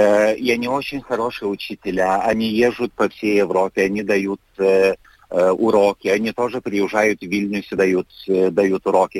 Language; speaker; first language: Russian; non-native, fluent; Lithuanian